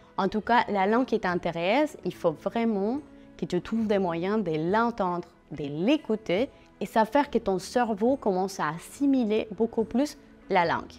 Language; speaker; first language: French; non-native, fluent; Spanish